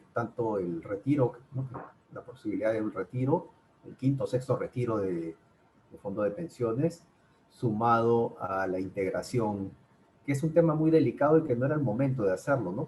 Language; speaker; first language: Spanish; native; Spanish